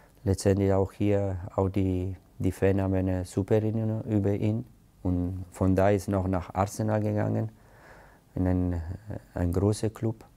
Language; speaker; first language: German; non-native, fluent; Italian